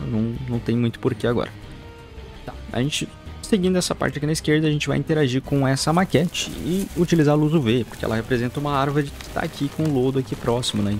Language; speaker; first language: Portuguese; native; Portuguese